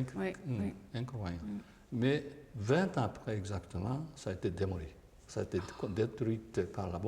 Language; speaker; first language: French; non-native, fluent; Japanese